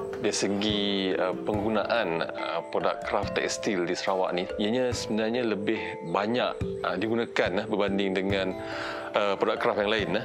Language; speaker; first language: Malay; non-native, local second language; Iban